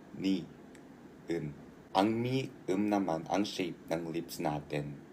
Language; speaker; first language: Filipino; early bilingual, heritage; Korean